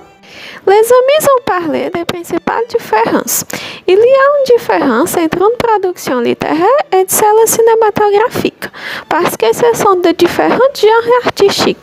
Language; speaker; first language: French; non-native, learner; Portuguese